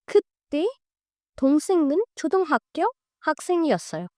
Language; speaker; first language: Korean; non-native, fluent; Hindi